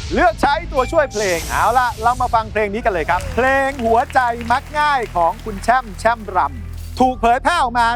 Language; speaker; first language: Thai; native; Thai